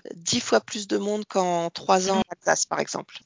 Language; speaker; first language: French; native; French